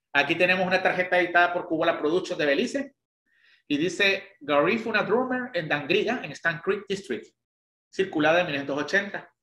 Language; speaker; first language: Spanish; native; Spanish